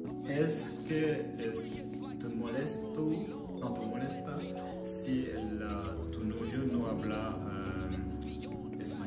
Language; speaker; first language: Spanish; non-native, learner; French